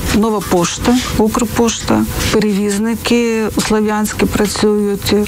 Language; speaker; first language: Ukrainian; non-native, local second language; Russian